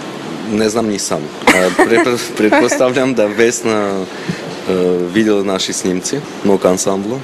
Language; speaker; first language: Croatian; non-native, fluent; Armenian